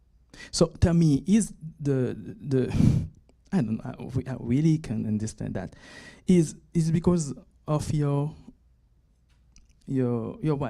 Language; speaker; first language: English; non-native, learner; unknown